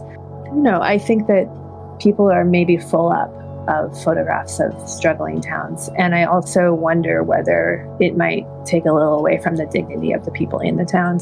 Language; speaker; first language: English; native; English